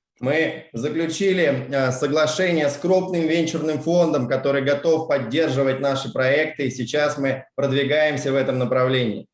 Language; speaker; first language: Russian; native; Russian